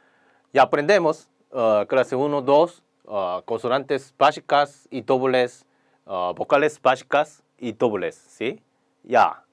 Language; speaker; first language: Spanish; non-native, learner; Korean